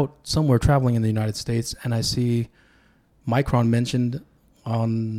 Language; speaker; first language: English; early bilingual, other home language; Tongan